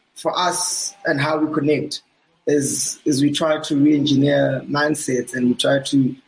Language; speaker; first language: English; non-native, local second language; Southern Sotho